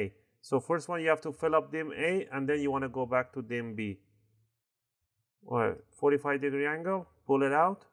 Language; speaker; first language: English; non-native, fluent; Spanish